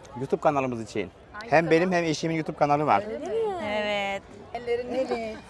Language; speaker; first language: Turkish; native; Turkish